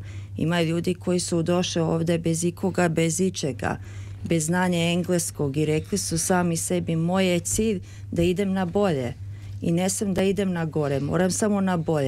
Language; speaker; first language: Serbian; early bilingual, heritage; Serbian